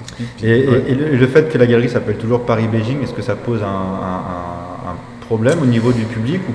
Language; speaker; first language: French; native; French